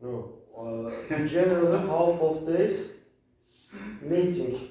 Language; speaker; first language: English; non-native, learner; Turkish